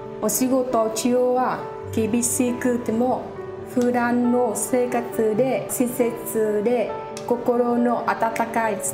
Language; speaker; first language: Japanese; non-native, learner; Vietnamese